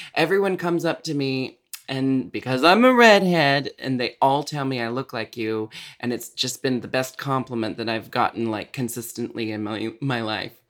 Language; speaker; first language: English; native; English